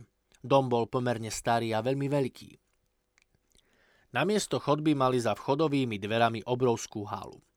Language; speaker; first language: Slovak; native; Slovak